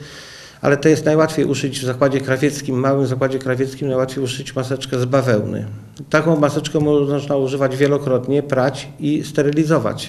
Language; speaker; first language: Polish; native; Polish